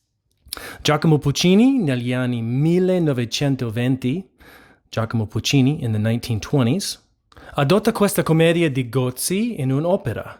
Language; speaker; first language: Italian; non-native, fluent; English